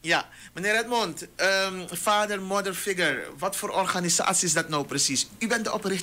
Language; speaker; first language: Dutch; native; Dutch